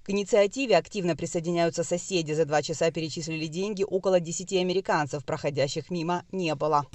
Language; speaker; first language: Russian; native; Russian